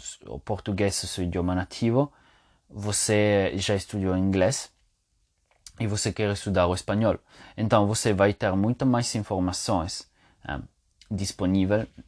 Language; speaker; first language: Portuguese; non-native, fluent; Italian